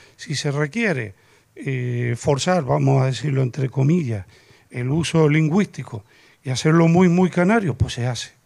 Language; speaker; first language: Spanish; native; Spanish